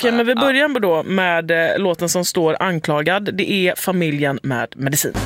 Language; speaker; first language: Swedish; native; Swedish